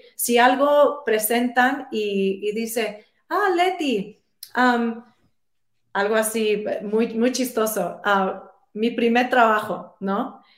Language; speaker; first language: Spanish; early bilingual, heritage; Spanish